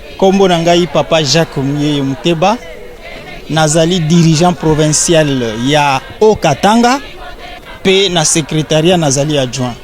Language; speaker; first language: Lingala; non-native, local second language; Swahili